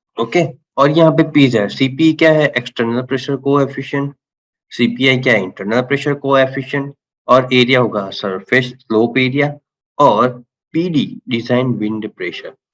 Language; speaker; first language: Hindi; non-native, local second language; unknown